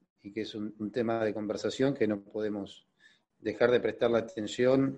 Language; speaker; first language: Spanish; native; Spanish